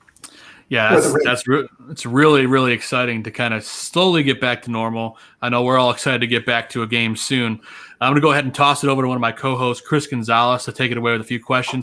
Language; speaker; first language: English; native; English